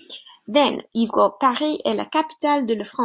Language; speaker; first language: French; non-native, fluent; English